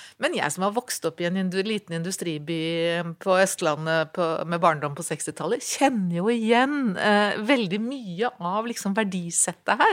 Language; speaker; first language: Norwegian; native; Norwegian